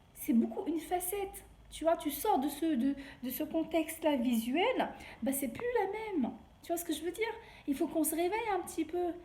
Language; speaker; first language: French; early bilingual, other home language; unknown